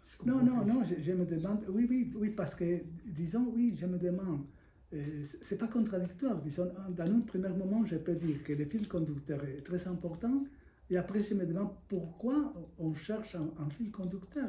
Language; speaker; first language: French; non-native, fluent; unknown